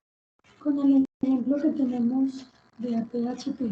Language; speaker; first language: Spanish; native; Spanish